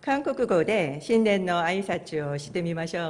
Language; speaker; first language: Japanese; non-native, fluent; Korean